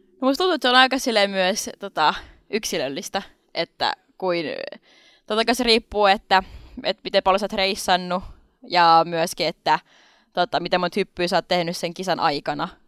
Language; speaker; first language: Finnish; non-native, local second language; Swedish